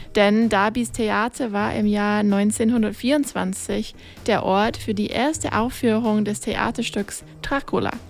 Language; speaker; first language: German; non-native, fluent; English